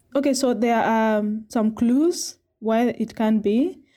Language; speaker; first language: English; non-native, local second language; Kamba